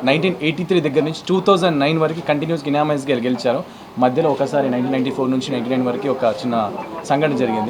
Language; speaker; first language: Telugu; native; Telugu